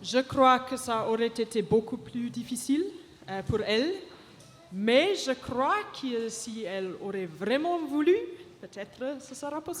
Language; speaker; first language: French; non-native, fluent; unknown